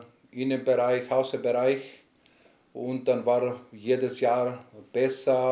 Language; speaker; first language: German; non-native, learner; Greek